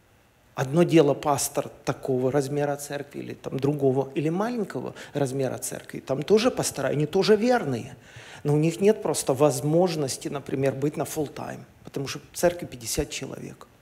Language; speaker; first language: Russian; native; Russian